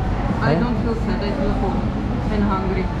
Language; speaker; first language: English; non-native, learner; Russian